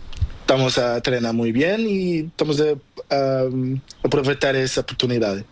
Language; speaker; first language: Spanish; non-native, learner; Portuguese